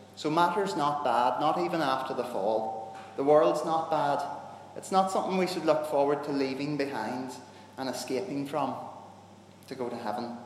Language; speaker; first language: English; native; English